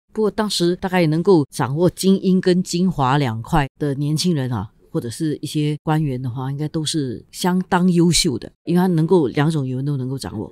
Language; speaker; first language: Chinese; native; Chinese